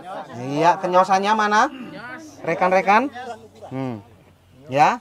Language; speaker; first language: Indonesian; non-native, local second language; Javanese